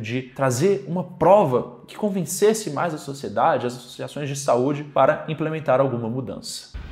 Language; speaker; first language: Portuguese; native; Portuguese